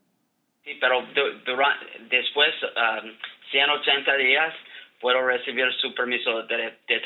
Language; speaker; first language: Spanish; non-native, learner; English